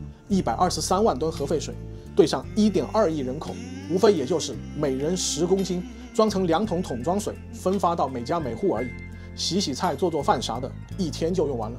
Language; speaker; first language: Chinese; native; Chinese